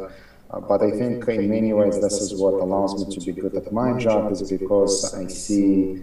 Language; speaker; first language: English; non-native, fluent; Ukrainian